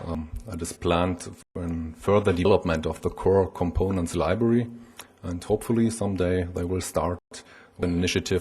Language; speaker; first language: English; non-native, fluent; German